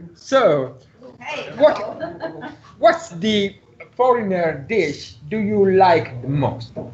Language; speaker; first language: English; non-native, learner; Italian